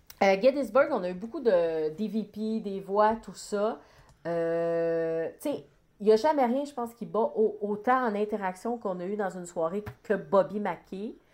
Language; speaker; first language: French; native; French